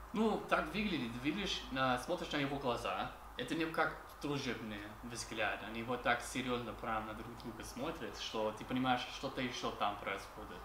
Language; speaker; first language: Russian; non-native, learner; English